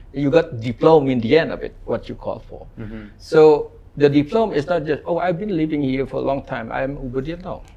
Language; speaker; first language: English; non-native, fluent; Indonesian